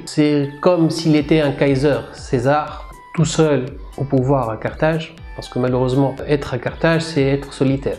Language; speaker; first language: French; non-native, local second language; Arabic